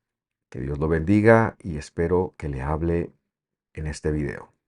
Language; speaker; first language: Spanish; native; Spanish